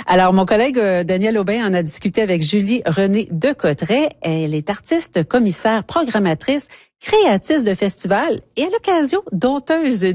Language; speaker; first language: French; native; French